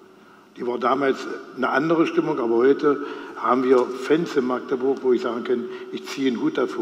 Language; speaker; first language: German; native; German